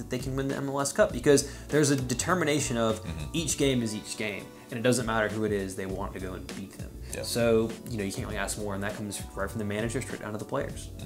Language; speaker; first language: English; native; English